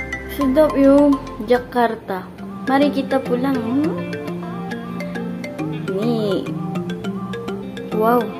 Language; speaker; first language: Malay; non-native, fluent; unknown